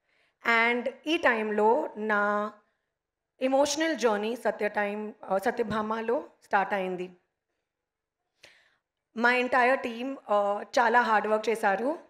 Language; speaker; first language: Telugu; non-native, learner; Hindi